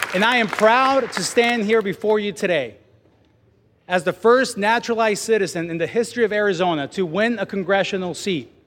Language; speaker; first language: English; non-native, fluent; Spanish